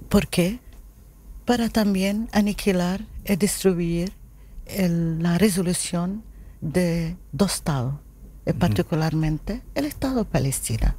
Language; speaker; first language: Spanish; non-native, learner; Arabic